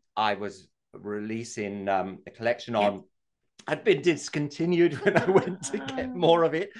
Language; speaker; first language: English; native; English